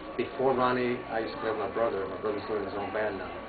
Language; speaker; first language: English; native; English